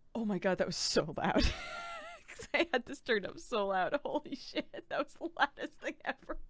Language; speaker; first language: English; native; English